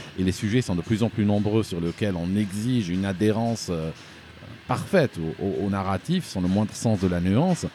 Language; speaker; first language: French; non-native, local second language; Arabic